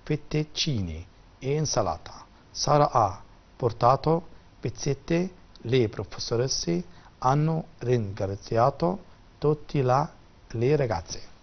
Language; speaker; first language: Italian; non-native, fluent; Arabic